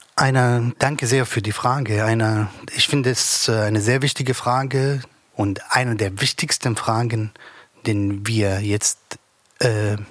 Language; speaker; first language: German; non-native, learner; Arabic